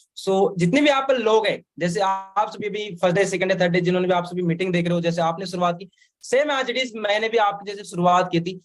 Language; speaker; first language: Hindi; non-native, local second language; Marathi